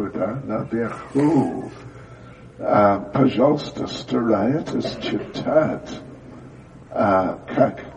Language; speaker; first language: Russian; non-native, learner; English